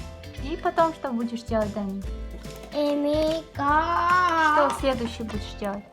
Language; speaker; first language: Russian; non-native, local second language; Kazakh